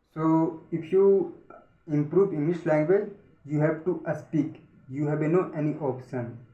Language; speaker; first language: English; non-native, learner; Hindi